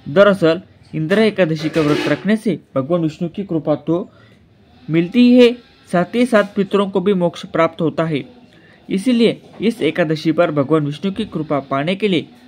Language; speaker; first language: Hindi; non-native, local second language; Marathi